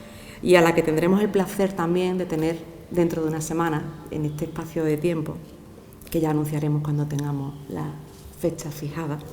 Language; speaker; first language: Spanish; native; Spanish